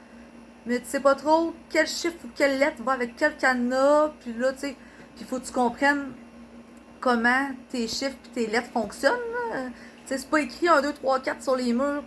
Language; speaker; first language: French; native; French